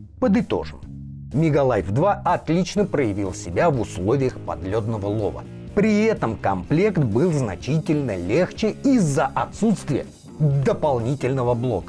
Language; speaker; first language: Russian; native; Russian